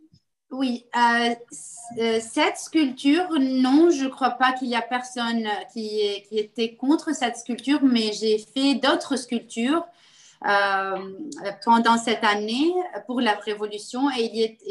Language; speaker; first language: French; non-native, local second language; Arabic